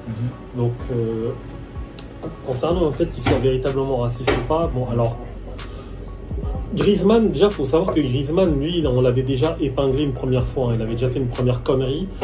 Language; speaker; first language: French; native; French